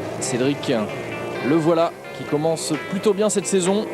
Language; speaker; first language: French; native; French